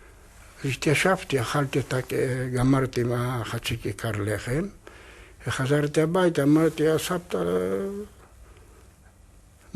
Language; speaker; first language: Hebrew; non-native, fluent; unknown